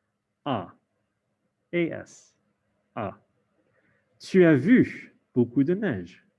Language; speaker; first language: French; non-native, fluent; English